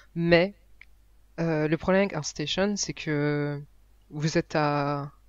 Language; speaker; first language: French; native; French